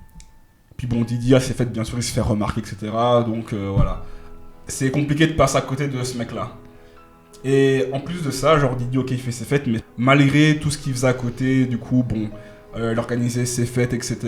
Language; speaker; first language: French; native; French